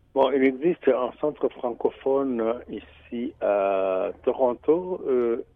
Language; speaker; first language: French; non-native, local second language; Rundi